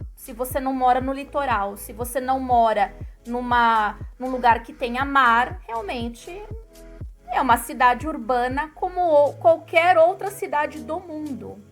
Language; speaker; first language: Portuguese; native; Portuguese